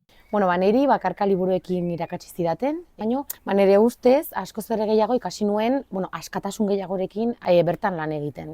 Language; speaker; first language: Basque; early bilingual, other home language; Bulgarian